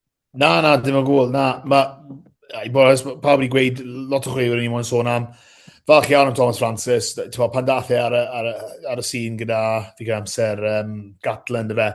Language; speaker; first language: Welsh; native; Welsh